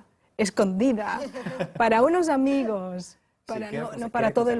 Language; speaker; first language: Spanish; non-native, fluent; Chinese